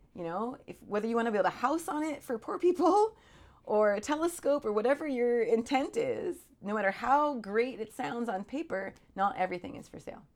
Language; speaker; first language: English; native; English